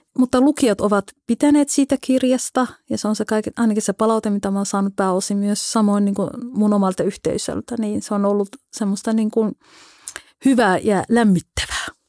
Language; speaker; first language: Finnish; early bilingual, other home language; Somali